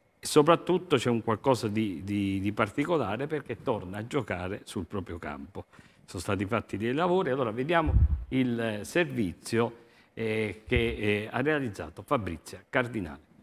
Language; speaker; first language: Italian; native; Italian